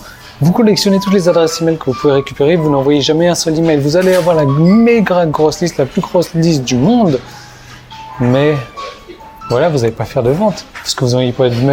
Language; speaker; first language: French; native; French